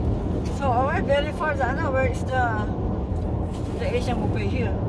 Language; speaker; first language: English; non-native, learner; Filipino